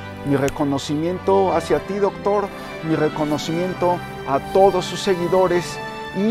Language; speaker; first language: Spanish; native; Spanish